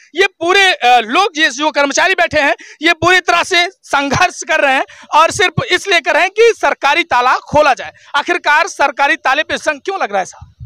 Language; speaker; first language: Hindi; native; Hindi